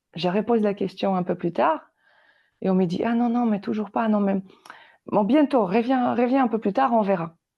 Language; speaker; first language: French; non-native, fluent; Polish